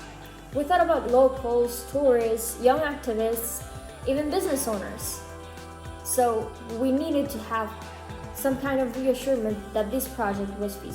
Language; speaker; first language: English; non-native, learner; Spanish